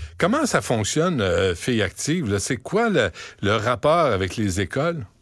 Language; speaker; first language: French; native; French